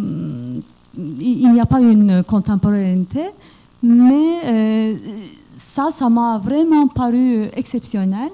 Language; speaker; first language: French; non-native, fluent; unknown